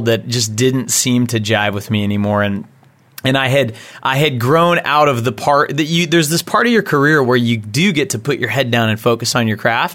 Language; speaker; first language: English; native; English